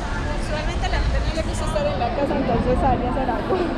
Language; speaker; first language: Spanish; native; Spanish